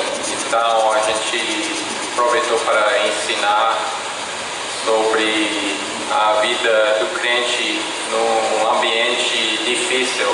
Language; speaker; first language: Portuguese; non-native, fluent; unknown